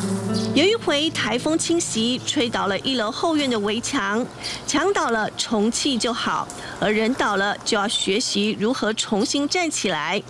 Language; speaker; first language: Chinese; native; Chinese